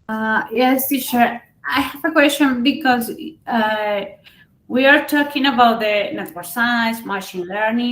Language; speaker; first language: English; non-native, fluent; Spanish